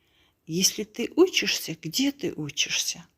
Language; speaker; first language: Russian; non-native, local second language; Kazakh